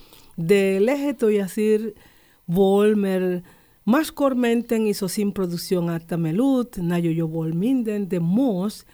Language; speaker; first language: Hungarian; non-native, fluent; Spanish